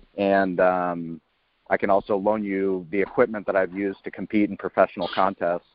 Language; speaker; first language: English; native; English